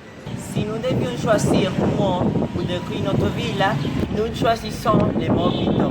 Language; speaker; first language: French; non-native, learner; Spanish